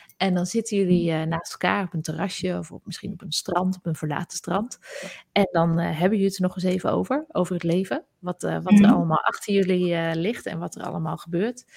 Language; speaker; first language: Dutch; native; Dutch